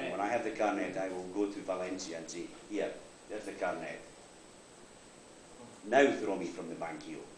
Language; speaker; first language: English; non-native, learner; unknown